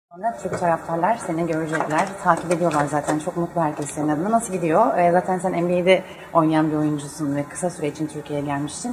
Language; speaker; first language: Turkish; native; Turkish